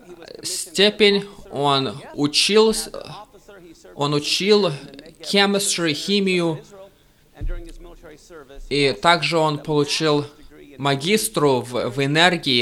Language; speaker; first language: Russian; early bilingual, heritage; Russian